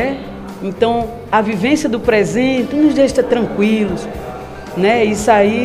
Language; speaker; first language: Portuguese; native; Portuguese